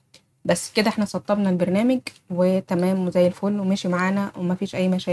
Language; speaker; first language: Arabic; native; Arabic